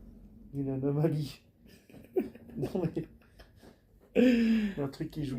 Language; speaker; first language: French; native; French